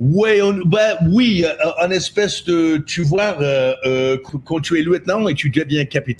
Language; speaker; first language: French; non-native, fluent; English